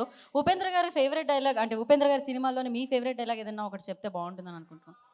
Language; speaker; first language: Telugu; native; Telugu